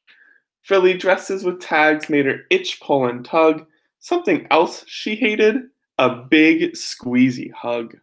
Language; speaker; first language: English; native; English